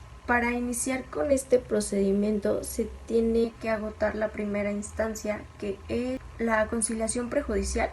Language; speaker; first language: Spanish; native; Spanish